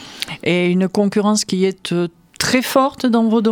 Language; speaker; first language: French; native; French